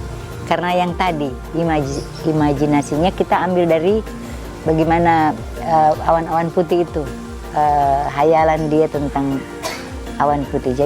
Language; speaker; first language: Indonesian; native; Indonesian